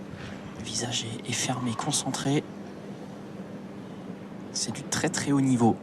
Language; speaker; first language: French; native; French